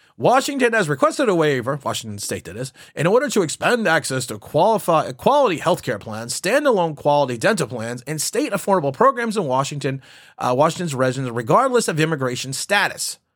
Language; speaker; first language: English; native; English